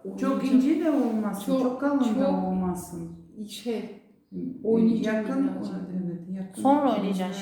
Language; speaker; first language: Turkish; non-native, learner; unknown